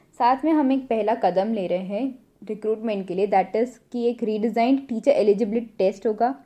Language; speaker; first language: Hindi; non-native, local second language; Gujarati